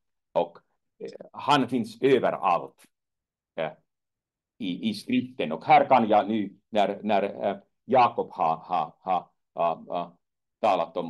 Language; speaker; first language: Swedish; non-native, fluent; Finnish